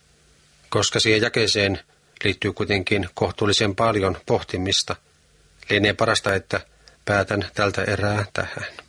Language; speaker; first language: Finnish; native; Finnish